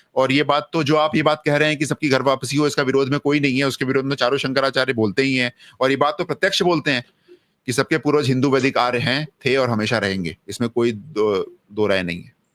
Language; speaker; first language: Hindi; native; Hindi